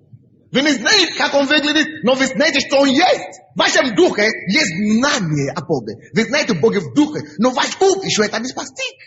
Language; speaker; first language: Russian; non-native, fluent; Yoruba